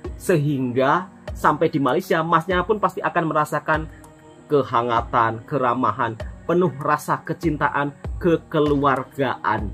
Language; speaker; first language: Indonesian; native; Indonesian